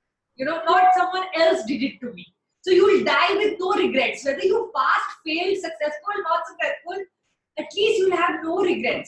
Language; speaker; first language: English; non-native, local second language; Hindi